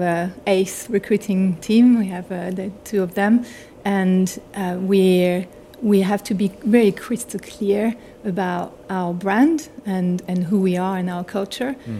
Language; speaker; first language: English; non-native, fluent; French